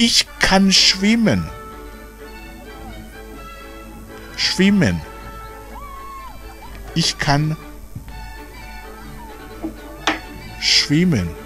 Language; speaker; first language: German; non-native, fluent; Rundi